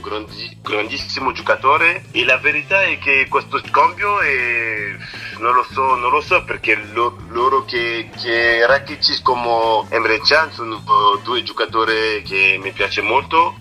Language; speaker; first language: Italian; non-native, fluent; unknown